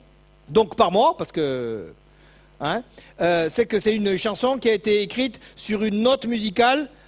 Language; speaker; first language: French; native; French